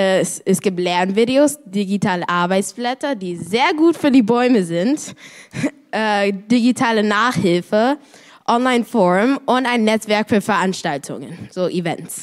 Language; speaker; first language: German; non-native, learner; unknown